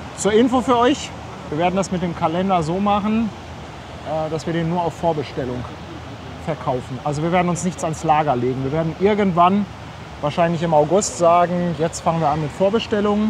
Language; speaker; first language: German; native; German